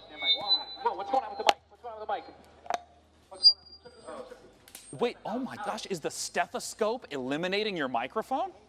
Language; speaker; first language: English; native; English